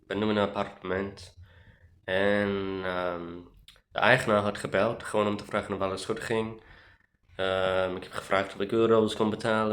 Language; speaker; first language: Dutch; non-native, learner; English